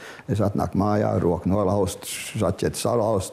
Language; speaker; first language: Latvian; early bilingual, heritage; Latvian